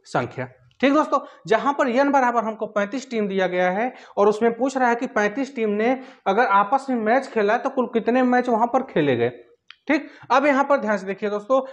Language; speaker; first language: Hindi; native; Hindi